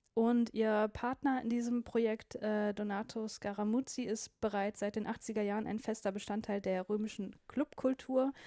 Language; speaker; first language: German; native; German